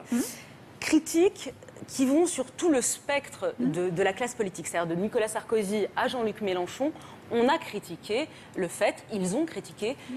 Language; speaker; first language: French; native; French